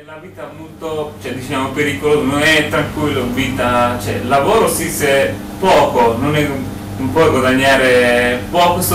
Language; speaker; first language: Italian; non-native, learner; Bangla